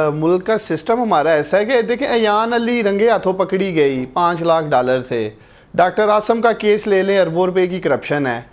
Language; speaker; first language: Urdu; non-native, local second language; Punjabi